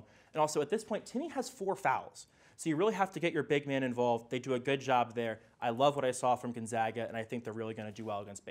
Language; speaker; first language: English; native; English